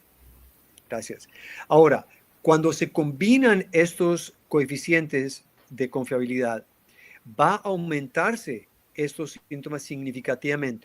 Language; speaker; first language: Spanish; native; Spanish